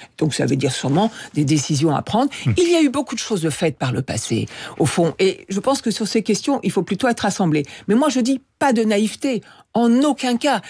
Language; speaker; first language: French; native; French